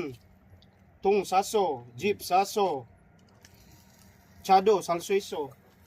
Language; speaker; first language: Korean; non-native, learner; Filipino